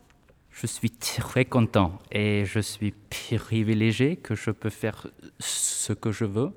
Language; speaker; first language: French; non-native, fluent; Swedish